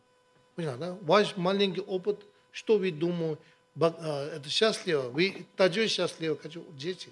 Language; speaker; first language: Russian; non-native, learner; Tibetan